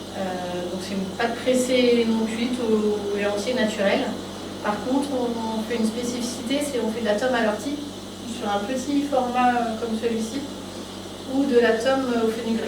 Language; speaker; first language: French; native; French